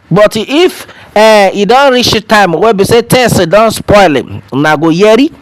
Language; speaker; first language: Nigerian Pidgin; non-native, local second language; Yoruba